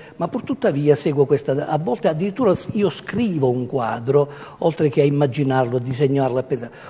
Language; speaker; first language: Italian; native; Italian